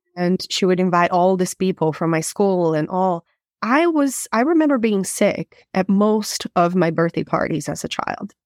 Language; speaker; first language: English; non-native, fluent; Portuguese